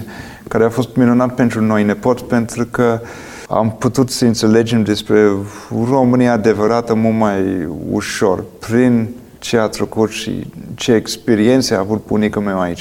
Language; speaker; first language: Romanian; non-native, fluent; English